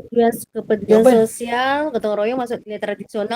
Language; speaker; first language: Malay; native; Malay